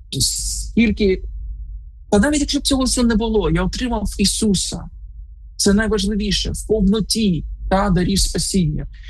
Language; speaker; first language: Ukrainian; native; Ukrainian